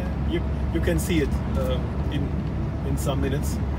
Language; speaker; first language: English; non-native, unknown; German